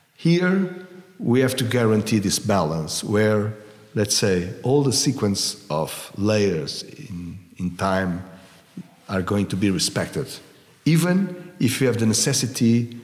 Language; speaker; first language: English; non-native, fluent; Portuguese